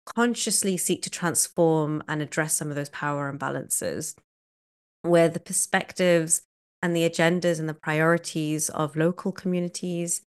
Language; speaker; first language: English; native; English